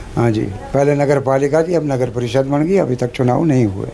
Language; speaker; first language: Hindi; native; Hindi